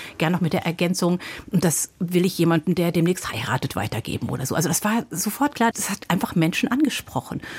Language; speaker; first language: German; native; German